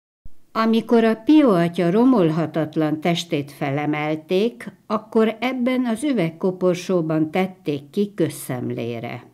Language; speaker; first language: Hungarian; native; Hungarian